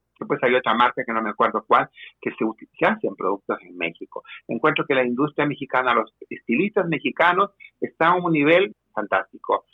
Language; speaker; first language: Spanish; native; Spanish